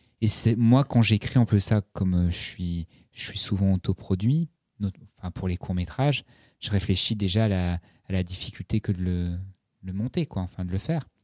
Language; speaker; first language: French; native; French